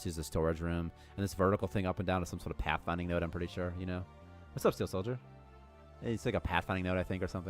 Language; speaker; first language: English; native; English